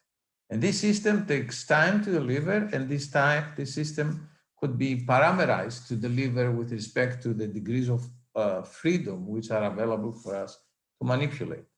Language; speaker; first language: English; non-native, fluent; Greek